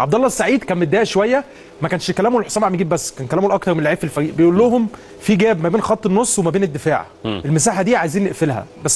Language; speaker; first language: Arabic; native; Arabic